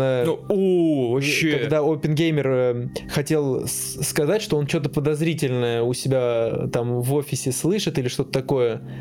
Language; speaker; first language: Russian; native; Russian